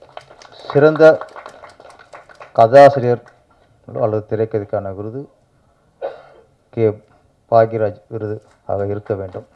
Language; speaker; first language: Tamil; native; Tamil